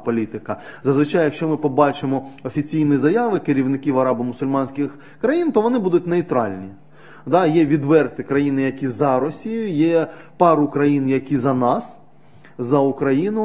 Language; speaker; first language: Ukrainian; native; Ukrainian